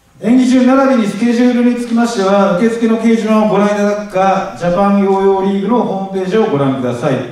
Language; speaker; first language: Japanese; native; Japanese